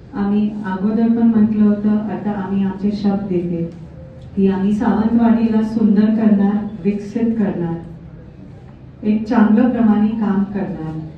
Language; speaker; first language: Marathi; non-native, learner; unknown